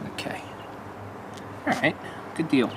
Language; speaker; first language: English; native; English